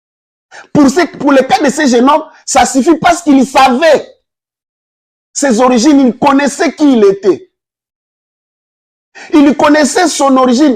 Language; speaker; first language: French; non-native, local second language; Lingala